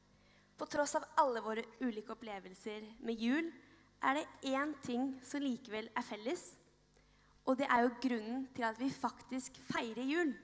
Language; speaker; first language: Norwegian; native; Norwegian